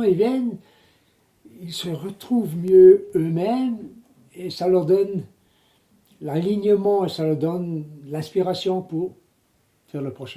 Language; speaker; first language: French; non-native, local second language; German